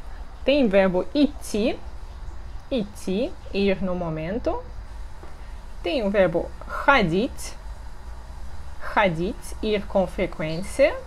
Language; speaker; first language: Portuguese; non-native, fluent; Russian